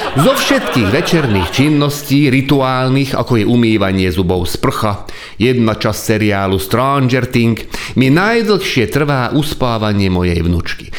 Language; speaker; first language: Slovak; non-native, local second language; Hungarian